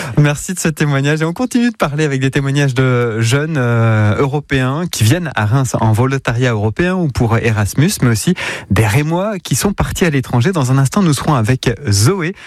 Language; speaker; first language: French; native; French